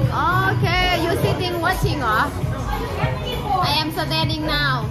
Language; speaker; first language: English; non-native, learner; Thai